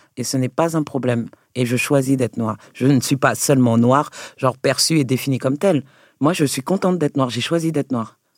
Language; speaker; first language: French; native; French